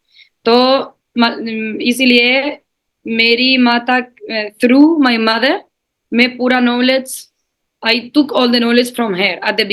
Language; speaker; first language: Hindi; non-native, learner; Spanish